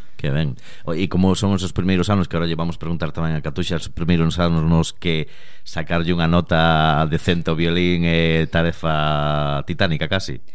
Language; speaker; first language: Galician; native; Galician